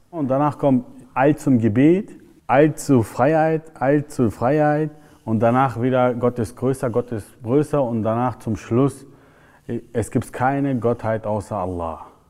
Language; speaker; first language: German; early bilingual, other home language; Turkish